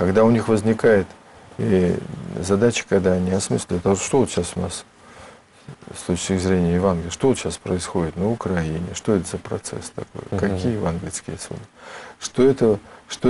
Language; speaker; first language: Russian; native; Russian